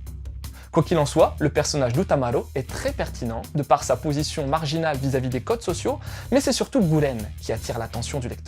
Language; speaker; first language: French; native; French